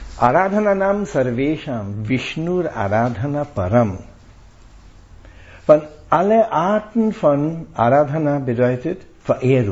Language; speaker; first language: German; non-native, fluent; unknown